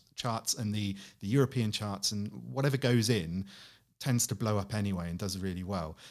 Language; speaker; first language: English; native; English